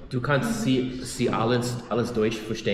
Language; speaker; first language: German; non-native, learner; English